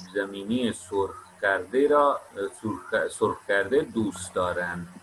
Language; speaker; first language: Persian; non-native, fluent; Urdu